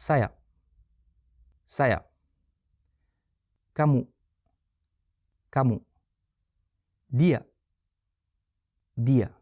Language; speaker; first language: Indonesian; non-native, fluent; French